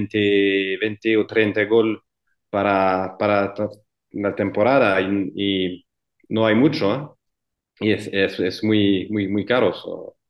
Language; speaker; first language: Spanish; non-native, fluent; French